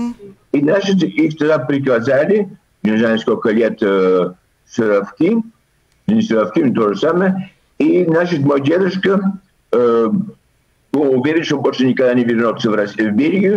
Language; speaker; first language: Russian; early bilingual, heritage; Russian